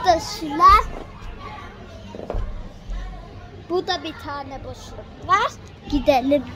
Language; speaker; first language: Turkish; early bilingual, heritage; Turkish